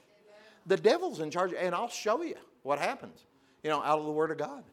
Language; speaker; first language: English; native; English